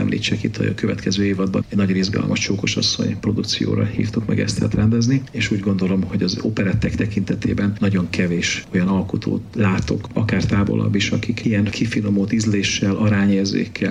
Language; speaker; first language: Hungarian; native; Hungarian